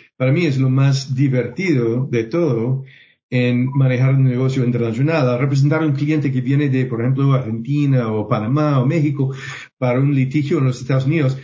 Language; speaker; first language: Spanish; non-native, fluent; English